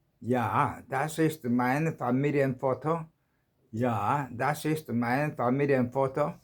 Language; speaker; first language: German; non-native, learner; Korean